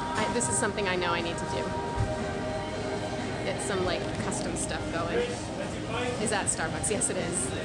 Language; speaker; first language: English; non-native, fluent; Dutch